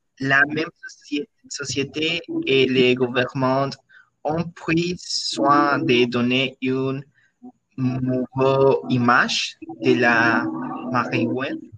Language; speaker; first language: French; non-native, learner; Spanish